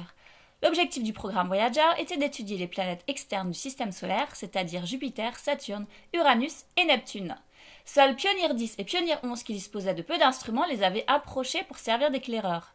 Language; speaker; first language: French; native; French